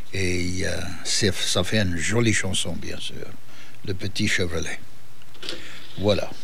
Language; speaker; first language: French; native; French